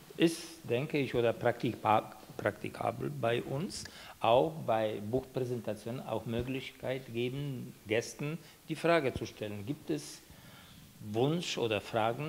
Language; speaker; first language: German; non-native, fluent; Polish